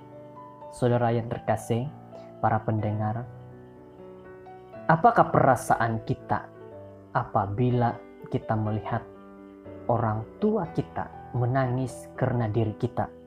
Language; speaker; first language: Indonesian; native; Indonesian